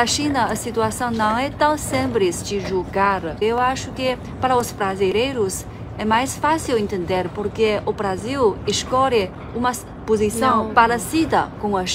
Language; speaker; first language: Portuguese; non-native, fluent; Chinese